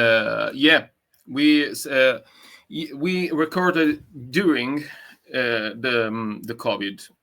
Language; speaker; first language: English; non-native, learner; Italian